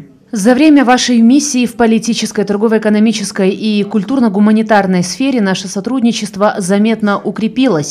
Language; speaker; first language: Russian; non-native, local second language; Kyrgyz